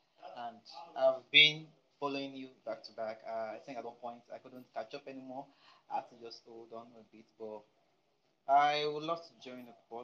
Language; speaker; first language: English; non-native, local second language; Yoruba